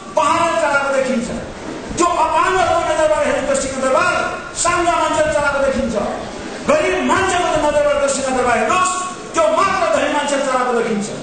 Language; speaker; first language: Nepali; non-native, local second language; Sherpa